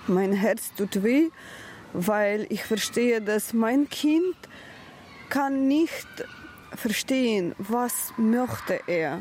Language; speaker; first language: German; non-native, learner; Ukrainian